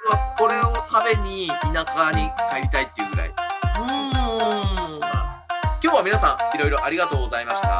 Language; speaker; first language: Japanese; native; Japanese